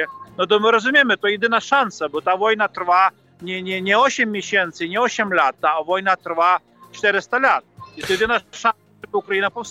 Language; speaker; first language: Polish; non-native, fluent; Ukrainian